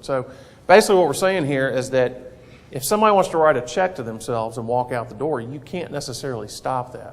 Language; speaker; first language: English; native; English